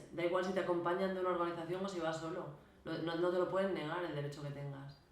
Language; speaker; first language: Spanish; native; Spanish